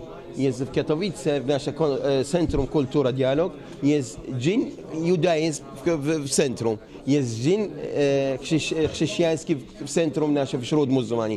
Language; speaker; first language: Polish; non-native, learner; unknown